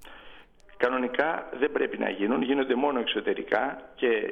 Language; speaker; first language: Greek; native; Greek